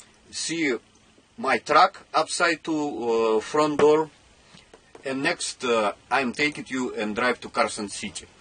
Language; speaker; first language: English; non-native, learner; Russian